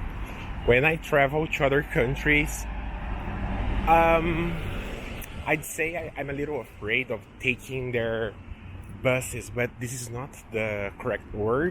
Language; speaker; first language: English; non-native, local second language; Portuguese